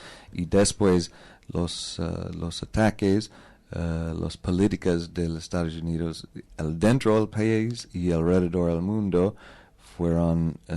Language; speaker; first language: Spanish; non-native, learner; English